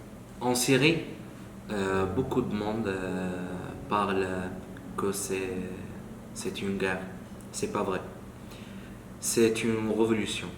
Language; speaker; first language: French; non-native, learner; Arabic